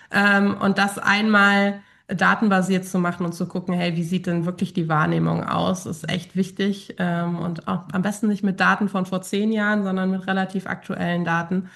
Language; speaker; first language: German; native; German